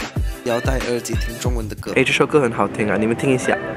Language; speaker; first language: Chinese; non-native, fluent; Hindi